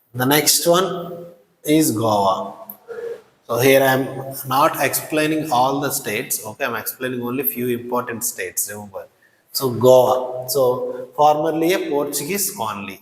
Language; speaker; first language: English; non-native, local second language; Telugu